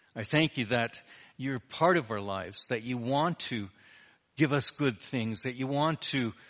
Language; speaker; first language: English; native; English